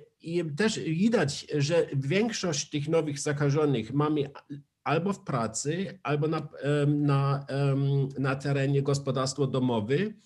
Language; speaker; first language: Polish; non-native, learner; German